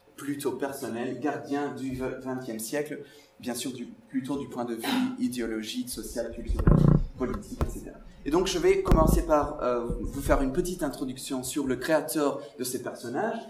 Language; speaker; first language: French; non-native, fluent; Portuguese